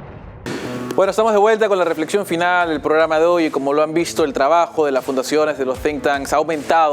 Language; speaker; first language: Spanish; native; Spanish